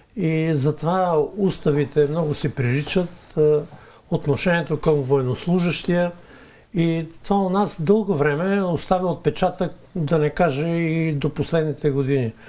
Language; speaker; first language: Bulgarian; native; Bulgarian